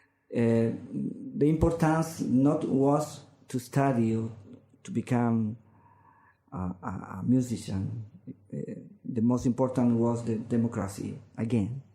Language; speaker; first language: English; non-native, learner; Spanish